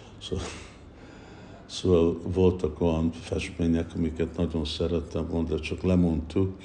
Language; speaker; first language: Hungarian; early bilingual, heritage; Hungarian